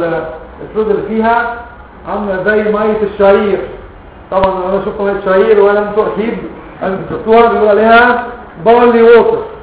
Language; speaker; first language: Arabic; native; Arabic